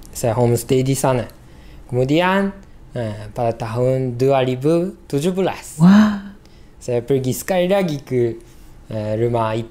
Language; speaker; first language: Indonesian; non-native, learner; Japanese